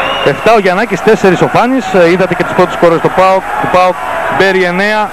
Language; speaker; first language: Greek; native; Greek